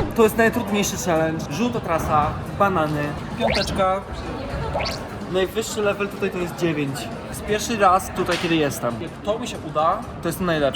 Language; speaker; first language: Polish; native; Polish